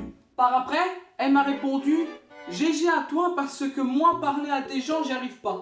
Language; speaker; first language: French; native; French